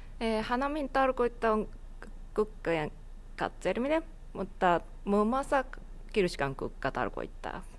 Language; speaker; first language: Finnish; non-native, learner; Japanese